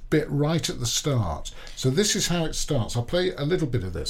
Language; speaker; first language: English; native; English